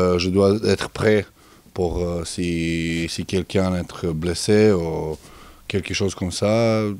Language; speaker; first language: French; non-native, learner; Serbian